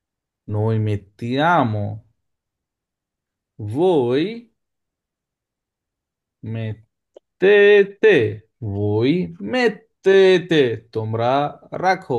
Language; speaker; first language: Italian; non-native, fluent; Bangla